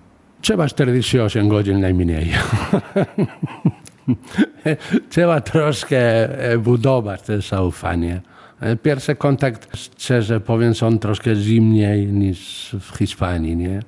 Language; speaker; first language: Polish; non-native, fluent; Spanish